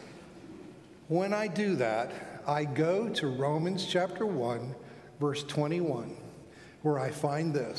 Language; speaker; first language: English; native; English